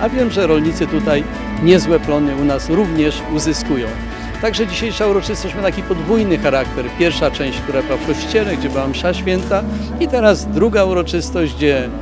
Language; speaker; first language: Polish; native; Polish